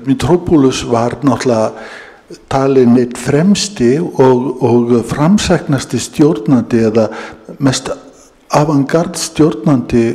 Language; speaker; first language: Icelandic; early bilingual, heritage; English